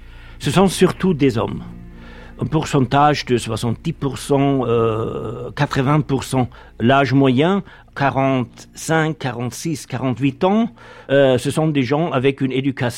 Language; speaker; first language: French; non-native, fluent; German